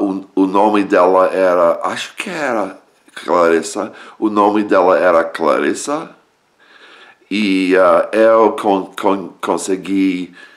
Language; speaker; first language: Portuguese; non-native, learner; English